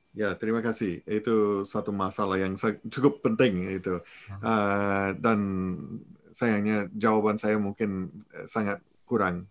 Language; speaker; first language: Indonesian; non-native, fluent; English